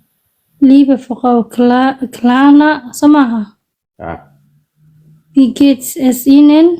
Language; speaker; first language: German; non-native, learner; Somali